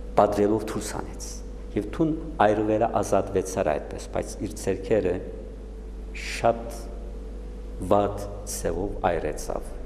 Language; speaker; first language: Armenian; native; Armenian